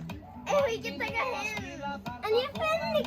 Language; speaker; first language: Icelandic; early bilingual, heritage; Icelandic